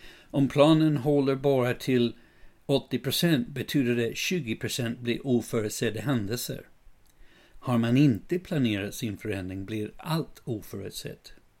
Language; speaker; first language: Swedish; non-native, fluent; English